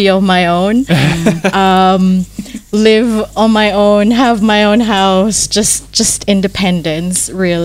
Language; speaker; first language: English; non-native, local second language; Filipino